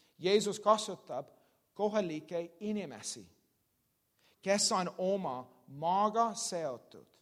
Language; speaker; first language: Estonian; non-native, learner; English